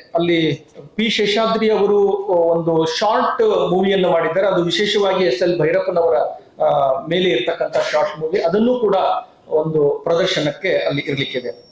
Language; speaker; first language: Kannada; native; Kannada